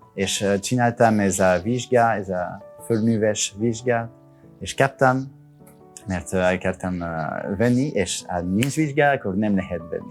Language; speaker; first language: Hungarian; non-native, learner; French